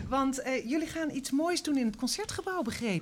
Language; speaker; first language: Dutch; native; Dutch